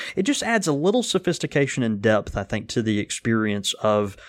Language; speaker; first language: English; native; English